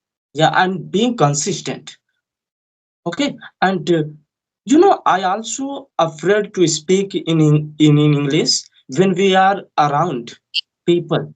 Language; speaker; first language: English; non-native, learner; Hindi